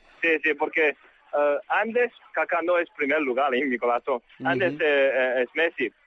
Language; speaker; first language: Spanish; non-native, learner; Chinese